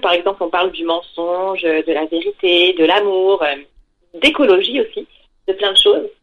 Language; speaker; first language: French; native; French